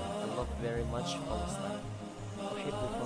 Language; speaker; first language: English; non-native, learner; Indonesian